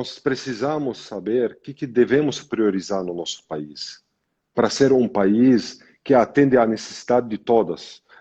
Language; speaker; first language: Portuguese; non-native, fluent; Arabic